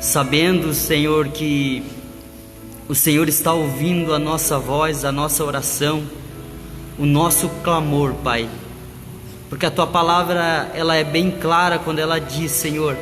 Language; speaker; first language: Portuguese; native; Portuguese